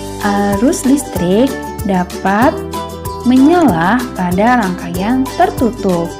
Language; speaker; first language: Indonesian; native; Indonesian